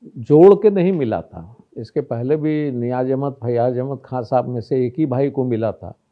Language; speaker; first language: Hindi; native; Hindi